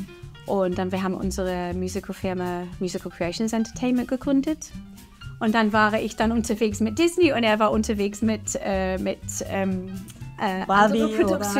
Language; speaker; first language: German; non-native, fluent; English